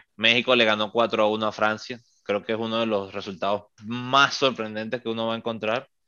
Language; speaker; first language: Spanish; native; Spanish